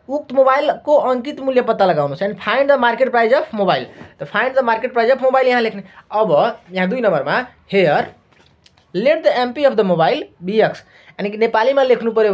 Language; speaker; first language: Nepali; non-native, local second language; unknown